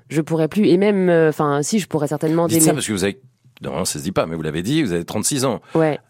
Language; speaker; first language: French; native; French